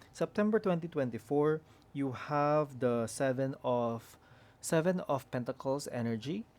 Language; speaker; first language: English; non-native, local second language; Filipino